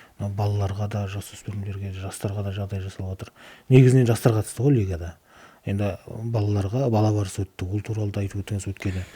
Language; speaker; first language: Kazakh; native; Kazakh